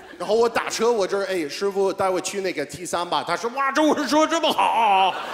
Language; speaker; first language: Chinese; non-native, fluent; English